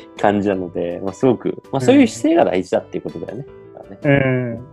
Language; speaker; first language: Japanese; native; Japanese